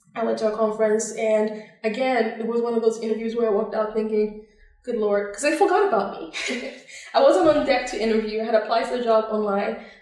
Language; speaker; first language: English; non-native, local second language; Bemba